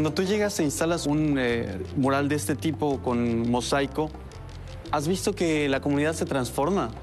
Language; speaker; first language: Portuguese; non-native, learner; Spanish